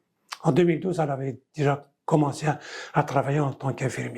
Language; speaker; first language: French; non-native, local second language; Kabyle